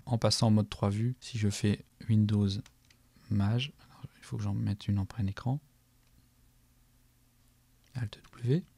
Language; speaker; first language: French; native; French